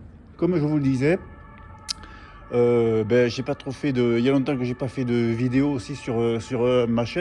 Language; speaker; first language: French; native; French